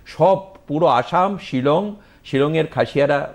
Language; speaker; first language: Bangla; native; Bangla